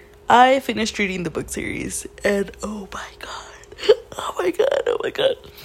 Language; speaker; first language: English; early bilingual, other home language; Spanish